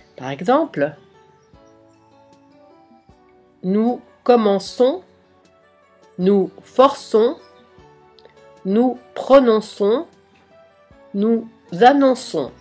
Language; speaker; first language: French; non-native, fluent; Italian